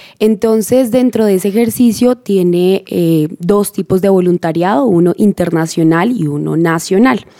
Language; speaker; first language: Spanish; native; Spanish